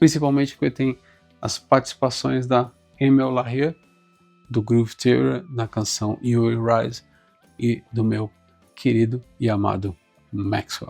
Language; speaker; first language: Portuguese; native; Portuguese